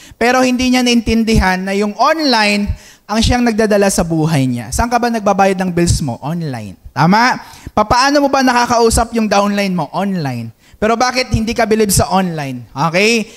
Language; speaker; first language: Filipino; non-native, local second language; Hiligaynon